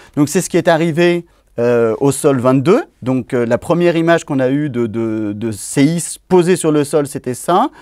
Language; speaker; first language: French; native; French